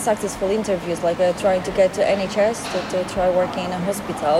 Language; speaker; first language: English; non-native, fluent; Polish